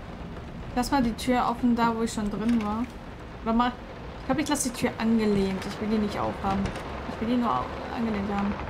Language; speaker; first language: German; native; German